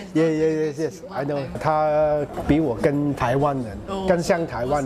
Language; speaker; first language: Chinese; non-native, local second language; Cantonese